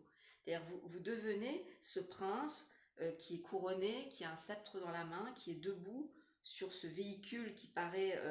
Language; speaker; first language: French; native; French